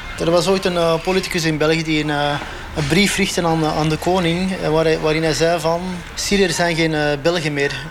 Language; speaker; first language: Dutch; non-native, local second language; Arabic